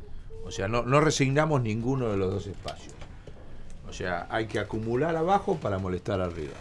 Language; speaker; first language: Spanish; native; Spanish